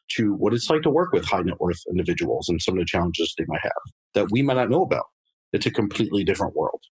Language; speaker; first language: English; non-native, fluent; French